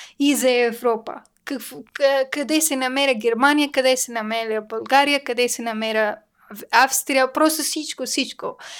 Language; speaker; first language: Bulgarian; non-native, learner; Persian